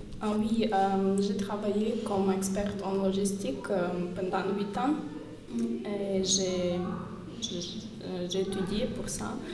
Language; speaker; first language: French; non-native, learner; Ukrainian